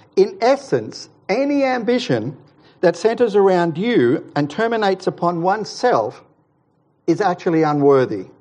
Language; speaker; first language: English; native; English